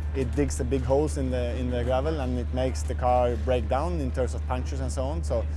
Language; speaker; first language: English; non-native, fluent; Swedish